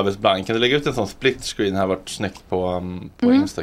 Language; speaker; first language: Swedish; native; Swedish